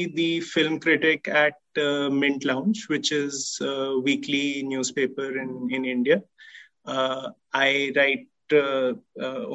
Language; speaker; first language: English; non-native, local second language; Hindi